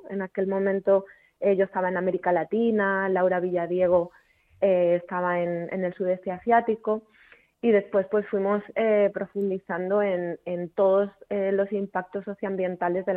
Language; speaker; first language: Spanish; native; Spanish